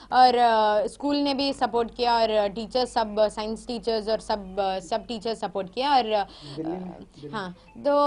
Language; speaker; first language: Hindi; native; Hindi